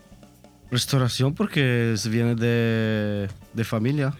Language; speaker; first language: Spanish; non-native, learner; Italian